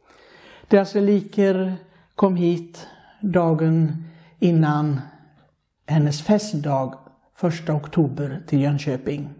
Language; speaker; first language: Swedish; non-native, fluent; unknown